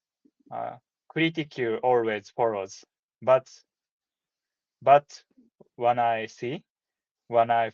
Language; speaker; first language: English; non-native, learner; Japanese